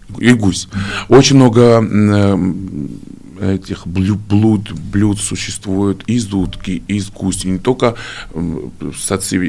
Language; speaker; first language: Russian; non-native, fluent; Georgian